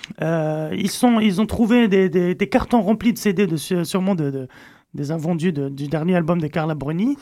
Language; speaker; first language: French; native; French